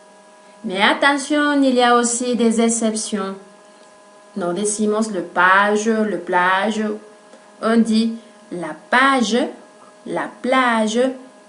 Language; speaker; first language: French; non-native, fluent; Spanish